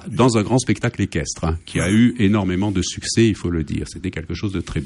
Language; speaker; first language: French; native; French